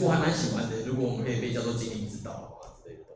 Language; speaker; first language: Chinese; native; Chinese